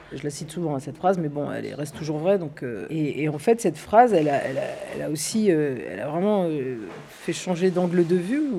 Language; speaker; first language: French; early bilingual, other home language; Arabic